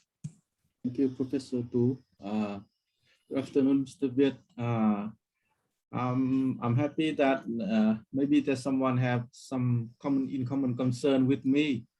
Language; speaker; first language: English; non-native, learner; Vietnamese